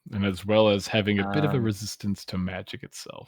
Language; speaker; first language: English; native; English